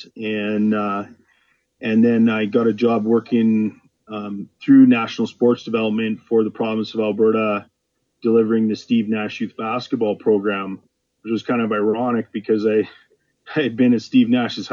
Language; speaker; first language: English; native; English